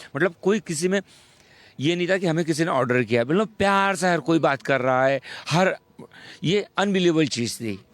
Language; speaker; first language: Hindi; native; Hindi